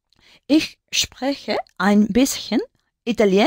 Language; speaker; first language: German; non-native, learner; Spanish